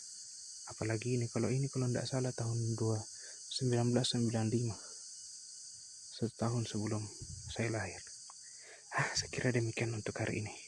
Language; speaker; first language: Indonesian; native; Indonesian